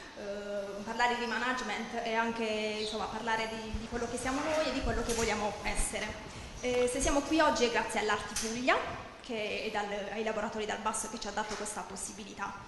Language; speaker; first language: Italian; native; Italian